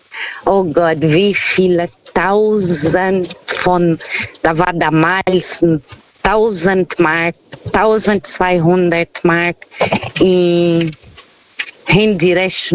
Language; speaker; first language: German; non-native, fluent; Portuguese